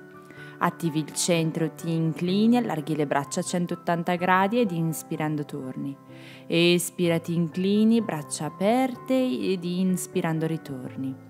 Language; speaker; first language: Italian; native; Italian